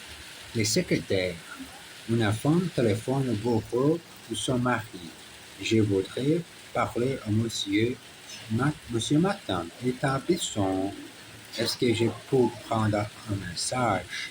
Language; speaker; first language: French; non-native, learner; Portuguese